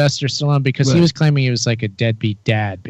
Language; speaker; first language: English; native; English